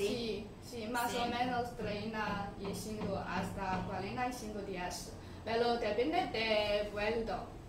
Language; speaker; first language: Spanish; non-native, learner; Chinese